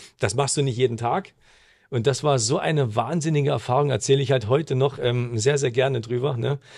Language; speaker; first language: German; native; German